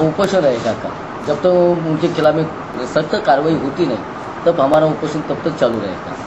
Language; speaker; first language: Hindi; non-native, local second language; Marathi